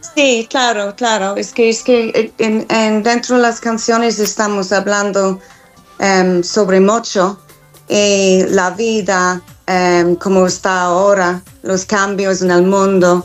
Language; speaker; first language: Spanish; non-native, fluent; English